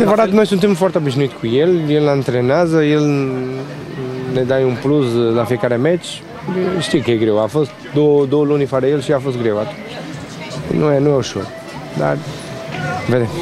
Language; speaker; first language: Romanian; non-native, learner; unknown